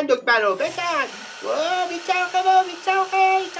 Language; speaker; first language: Persian; native; Persian